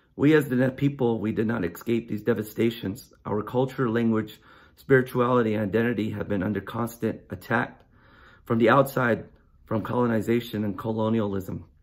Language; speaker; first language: English; native; English